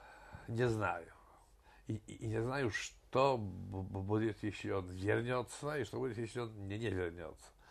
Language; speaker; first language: Russian; non-native, fluent; Polish